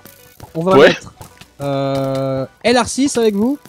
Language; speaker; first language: French; native; French